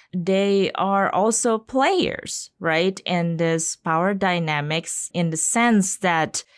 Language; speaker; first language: English; non-native, fluent; Indonesian